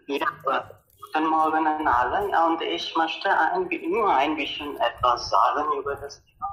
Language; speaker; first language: German; non-native, learner; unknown